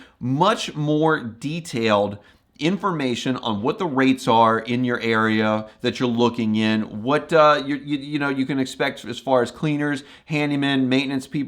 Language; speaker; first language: English; native; English